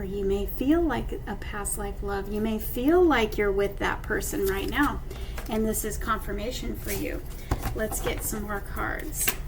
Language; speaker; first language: English; native; English